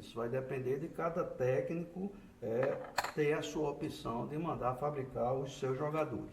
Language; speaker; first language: Portuguese; native; Portuguese